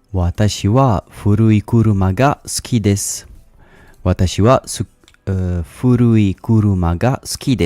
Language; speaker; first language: Japanese; non-native, learner; English